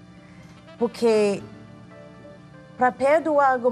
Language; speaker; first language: Portuguese; non-native, fluent; English